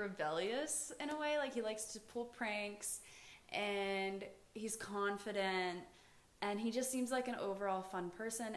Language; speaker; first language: English; native; English